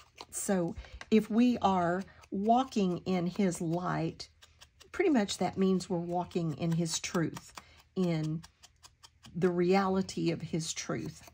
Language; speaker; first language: English; native; English